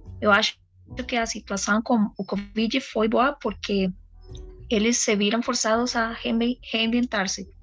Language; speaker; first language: Portuguese; non-native, learner; Spanish